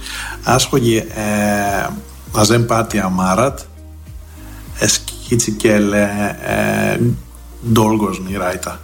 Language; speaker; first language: Hungarian; non-native, fluent; Greek